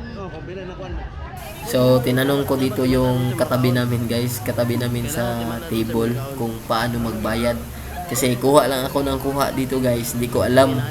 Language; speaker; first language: Filipino; non-native, local second language; Cebuano